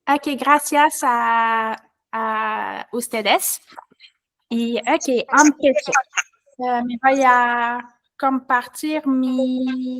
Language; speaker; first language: Spanish; non-native, learner; French